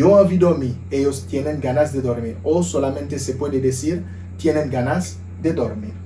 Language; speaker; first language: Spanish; non-native, fluent; Haitian Creole